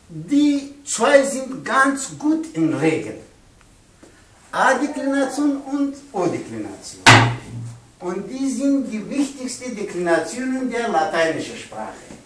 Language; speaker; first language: German; non-native, learner; Pashto